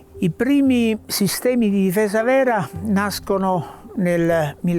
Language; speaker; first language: Italian; native; Italian